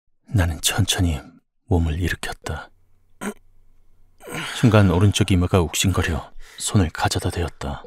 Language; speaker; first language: Korean; native; Korean